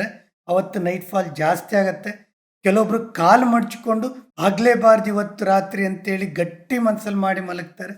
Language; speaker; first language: Kannada; native; Kannada